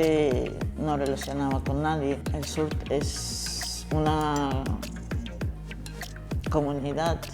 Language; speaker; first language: Spanish; non-native, fluent; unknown